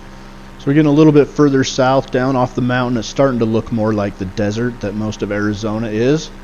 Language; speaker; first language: English; native; English